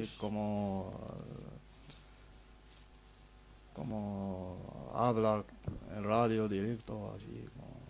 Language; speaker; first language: Spanish; non-native, learner; Arabic